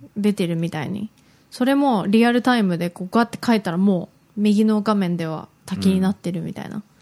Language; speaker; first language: Japanese; native; Japanese